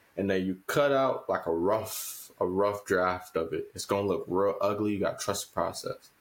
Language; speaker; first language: English; native; English